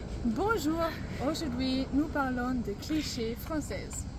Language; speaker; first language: French; non-native, learner; German